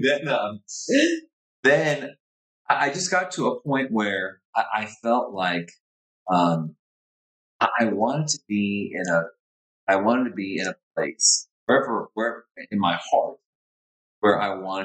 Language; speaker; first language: English; native; English